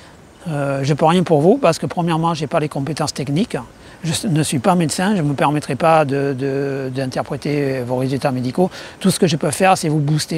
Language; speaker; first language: French; native; French